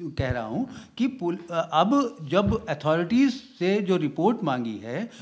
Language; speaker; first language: Hindi; native; Hindi